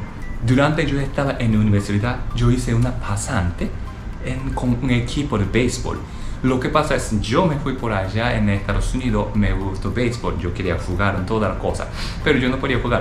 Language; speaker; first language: Spanish; non-native, learner; Japanese